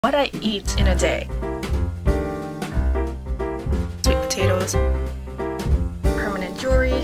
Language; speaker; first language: English; native; English